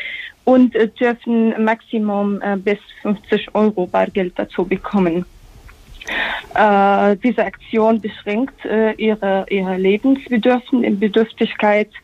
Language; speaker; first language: German; non-native, fluent; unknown